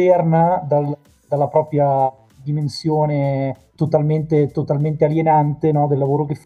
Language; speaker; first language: Italian; native; Italian